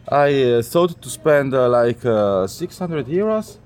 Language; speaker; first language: English; non-native, learner; Italian